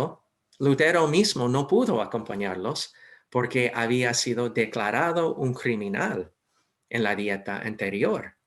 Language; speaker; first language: Spanish; non-native, fluent; English